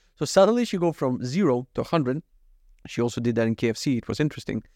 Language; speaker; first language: English; non-native, fluent; Macedonian